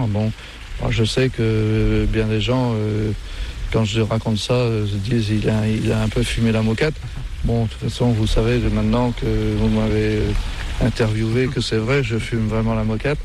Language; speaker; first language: French; native; French